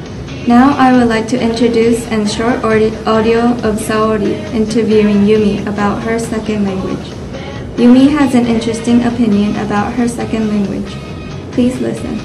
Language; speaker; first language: English; non-native, learner; Japanese